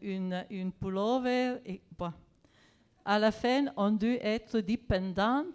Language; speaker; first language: French; non-native, fluent; Italian